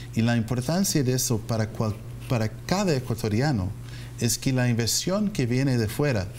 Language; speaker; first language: Spanish; non-native, fluent; English